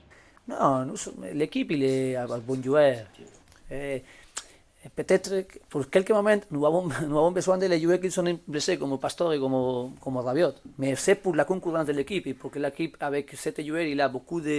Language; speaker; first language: French; non-native, learner; Spanish